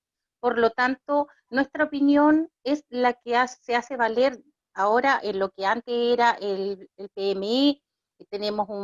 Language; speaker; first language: Spanish; native; Spanish